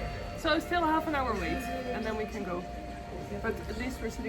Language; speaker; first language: English; non-native, fluent; Dutch